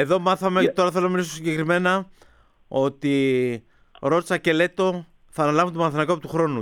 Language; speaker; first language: Greek; native; Greek